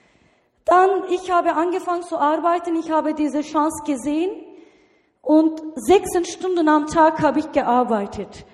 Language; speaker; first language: German; non-native, learner; Turkish